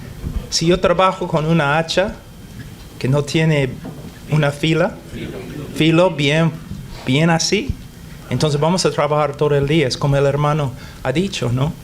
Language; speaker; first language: Spanish; non-native, fluent; English